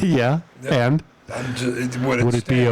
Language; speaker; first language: English; native; English